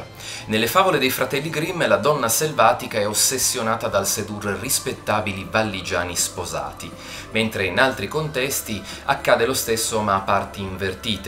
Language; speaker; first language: Italian; native; Italian